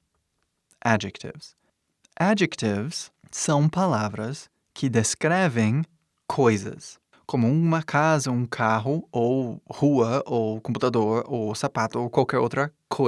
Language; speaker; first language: Portuguese; non-native, fluent; English